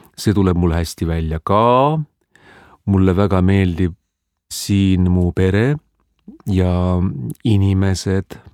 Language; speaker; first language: Estonian; non-native, learner; Spanish